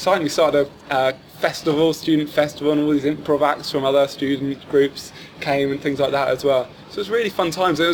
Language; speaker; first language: English; native; English